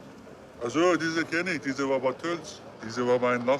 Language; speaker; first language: German; non-native, learner; Turkish